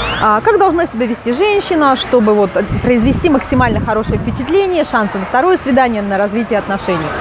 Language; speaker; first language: Russian; native; Russian